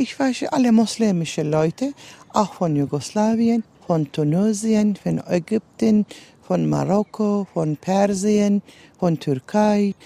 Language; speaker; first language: German; non-native, learner; Turkish